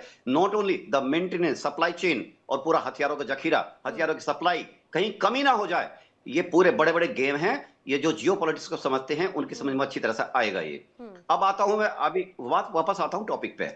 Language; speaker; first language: Hindi; native; Hindi